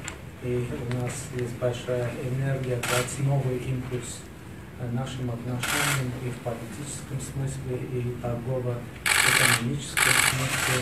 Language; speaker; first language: Russian; non-native, fluent; Armenian